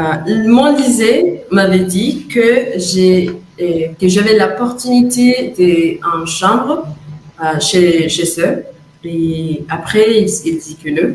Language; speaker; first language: French; non-native, fluent; Spanish